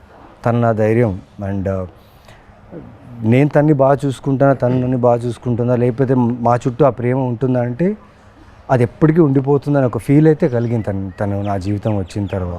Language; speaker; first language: Telugu; native; Telugu